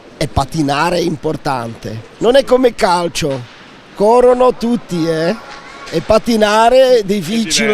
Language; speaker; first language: Italian; non-native, learner; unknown